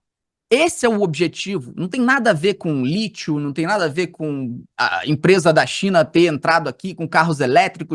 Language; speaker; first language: Portuguese; native; Portuguese